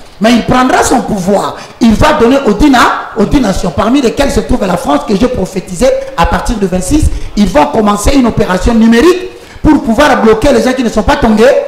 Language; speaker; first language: French; non-native, local second language; Lingala